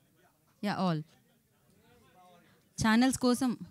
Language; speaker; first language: Telugu; native; Telugu